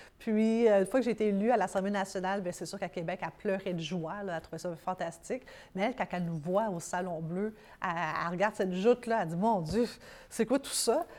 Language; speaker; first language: French; early bilingual, other home language; Arabic